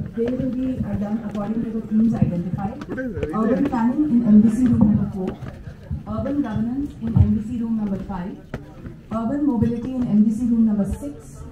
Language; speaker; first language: English; non-native, local second language; Marathi